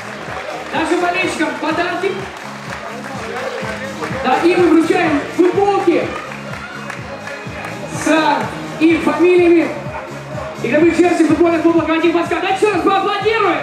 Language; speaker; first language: Russian; native; Russian